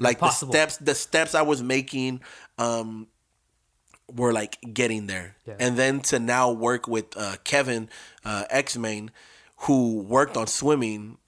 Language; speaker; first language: English; native; English